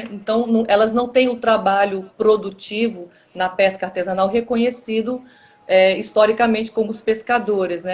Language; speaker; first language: Portuguese; native; Portuguese